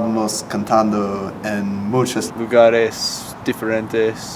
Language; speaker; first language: Spanish; non-native, learner; English